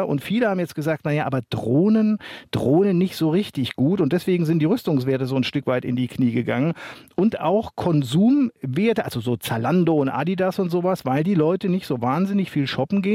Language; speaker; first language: German; native; German